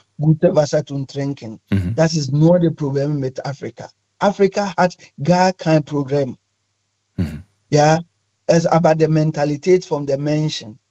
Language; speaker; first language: German; non-native, fluent; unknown